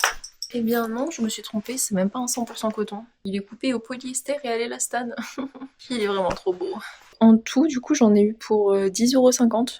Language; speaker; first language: French; native; French